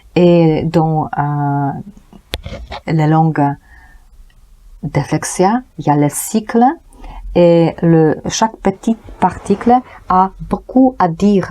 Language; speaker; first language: French; non-native, learner; Polish